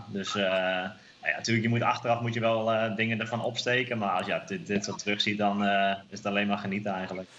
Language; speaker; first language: Dutch; native; Dutch